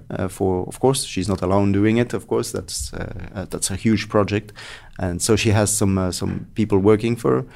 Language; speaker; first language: English; non-native, fluent; French